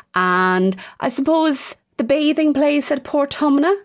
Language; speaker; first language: English; native; English